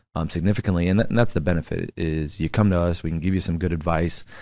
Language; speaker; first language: English; native; English